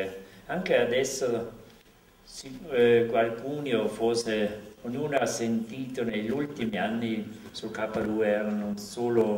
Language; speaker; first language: Italian; non-native, local second language; German